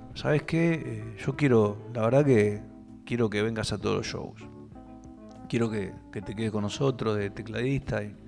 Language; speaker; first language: Spanish; native; Spanish